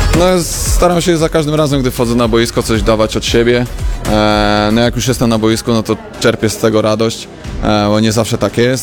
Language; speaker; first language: Polish; native; Polish